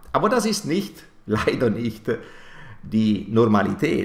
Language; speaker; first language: German; non-native, fluent; Italian